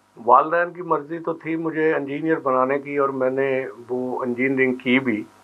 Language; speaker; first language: Urdu; non-native, local second language; Punjabi